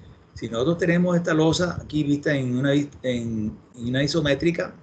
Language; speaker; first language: Spanish; native; Spanish